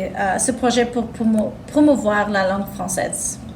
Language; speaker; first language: French; non-native, fluent; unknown